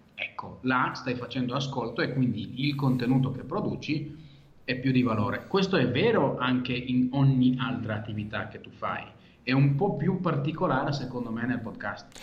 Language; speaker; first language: Italian; non-native, fluent; Hebrew